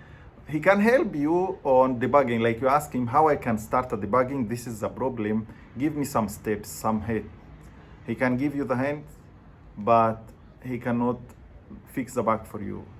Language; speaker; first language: English; non-native, fluent; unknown